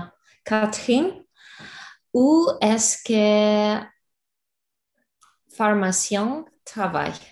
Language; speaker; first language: French; non-native, learner; English